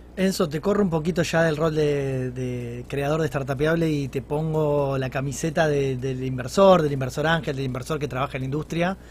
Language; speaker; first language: Spanish; native; Spanish